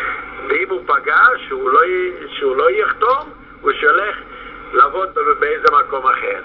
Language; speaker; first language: Hebrew; non-native, fluent; Yiddish